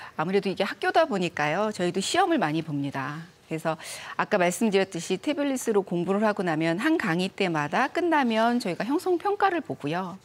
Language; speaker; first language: Korean; native; Korean